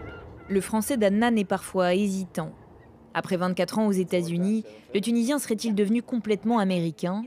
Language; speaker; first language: French; native; French